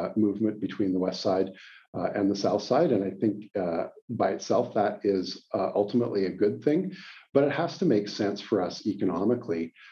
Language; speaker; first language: English; native; English